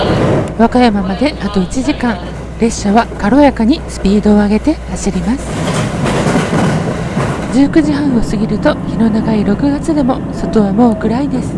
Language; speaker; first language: Japanese; native; Japanese